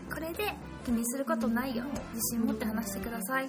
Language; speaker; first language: Japanese; native; Japanese